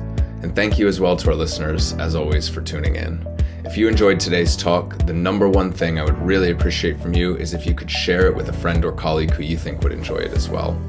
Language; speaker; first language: English; native; English